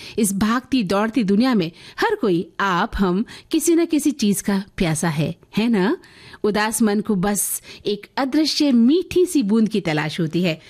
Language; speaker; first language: Hindi; native; Hindi